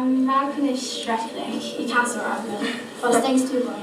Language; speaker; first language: German; non-native, learner; English